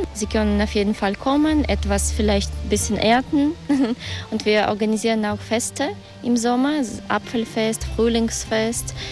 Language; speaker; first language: German; non-native, fluent; Russian